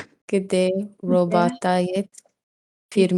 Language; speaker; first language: Russian; non-native, learner; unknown